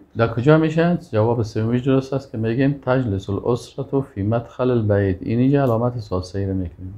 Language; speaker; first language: Arabic; non-native, fluent; Persian